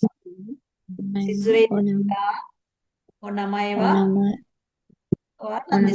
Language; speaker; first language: Japanese; non-native, fluent; Sinhala